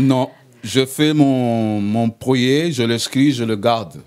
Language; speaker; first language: French; non-native, learner; Spanish